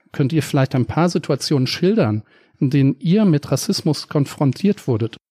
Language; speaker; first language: German; native; German